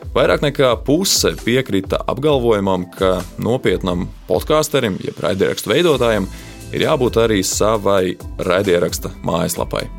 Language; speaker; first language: Latvian; native; Latvian